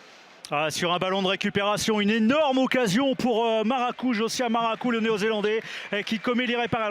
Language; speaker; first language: French; native; French